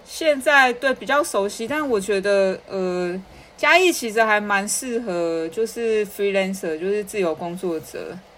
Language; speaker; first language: Chinese; native; Chinese